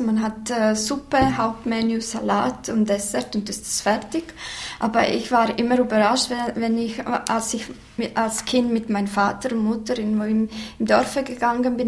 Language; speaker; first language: German; non-native, fluent; Bosnian